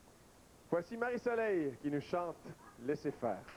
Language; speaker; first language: French; native; French